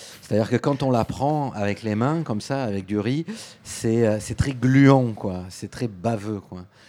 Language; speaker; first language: French; native; French